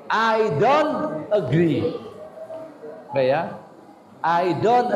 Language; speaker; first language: English; non-native, fluent; Indonesian